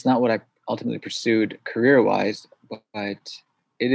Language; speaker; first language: English; early bilingual, other home language; Korean